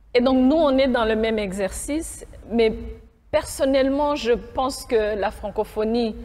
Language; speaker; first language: French; non-native, local second language; Kinyarwanda